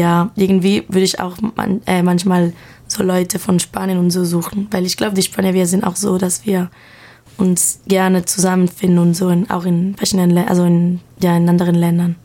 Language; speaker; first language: German; non-native, learner; Spanish